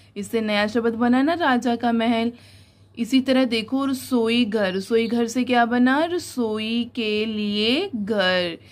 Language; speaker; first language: Hindi; non-native, local second language; Punjabi